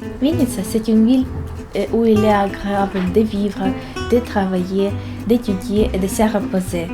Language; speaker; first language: French; non-native, learner; Ukrainian